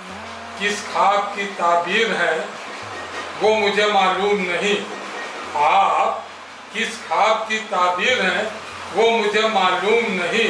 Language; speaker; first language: Hindi; native; Hindi